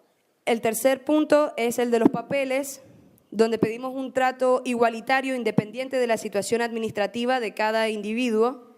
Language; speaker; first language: Spanish; native; Spanish